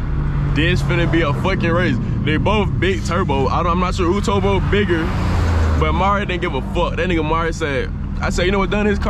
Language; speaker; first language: English; native; English